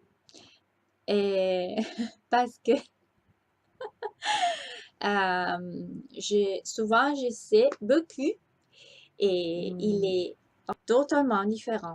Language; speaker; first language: French; non-native, learner; Italian